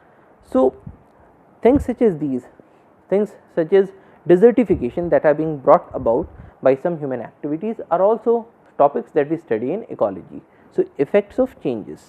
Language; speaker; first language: English; non-native, local second language; Hindi